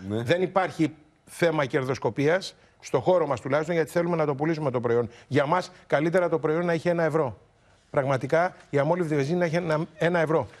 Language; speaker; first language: Greek; native; Greek